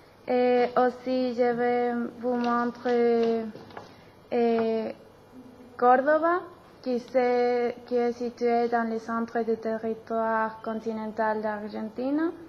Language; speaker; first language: French; non-native, learner; Spanish